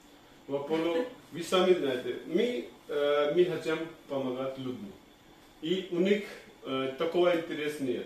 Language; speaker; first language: Russian; non-native, learner; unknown